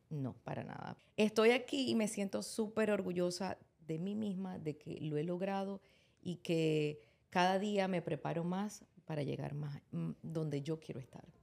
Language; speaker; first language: Spanish; native; Spanish